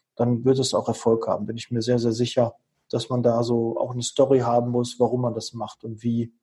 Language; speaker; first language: German; native; German